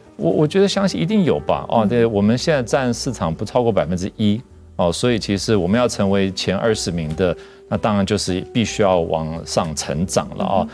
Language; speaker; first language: Chinese; non-native, fluent; English